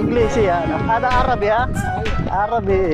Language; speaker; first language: Arabic; non-native, learner; Filipino